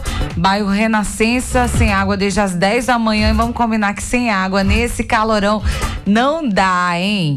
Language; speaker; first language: Portuguese; native; Portuguese